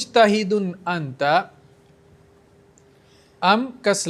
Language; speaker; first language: Arabic; non-native, fluent; Urdu